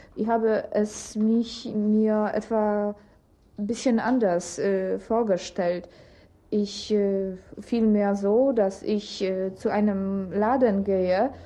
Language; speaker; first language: German; non-native, fluent; Polish